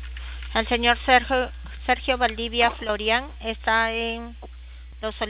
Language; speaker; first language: Spanish; native; Spanish